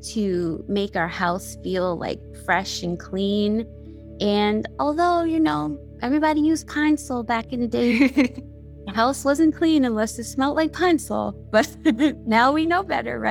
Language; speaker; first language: English; native; English